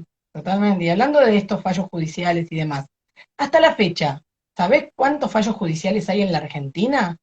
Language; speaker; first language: Spanish; native; Spanish